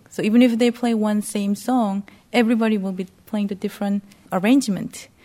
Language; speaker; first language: English; non-native, fluent; Korean